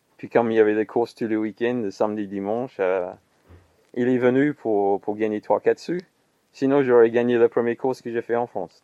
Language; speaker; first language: French; non-native, fluent; English